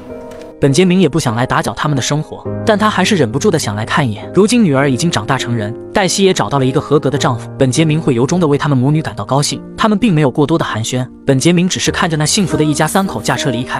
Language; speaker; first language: Chinese; native; Chinese